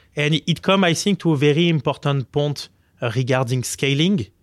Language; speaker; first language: English; non-native, fluent; French